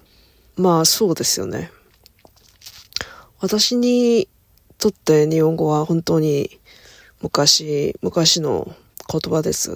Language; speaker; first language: Japanese; non-native, learner; Korean